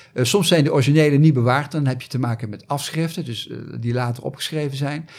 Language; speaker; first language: Dutch; native; Dutch